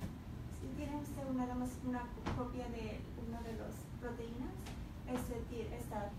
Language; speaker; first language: Spanish; early bilingual, heritage; Spanish